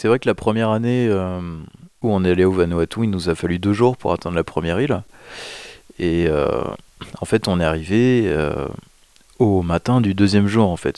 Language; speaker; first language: French; native; French